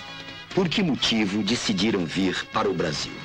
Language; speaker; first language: Portuguese; native; Portuguese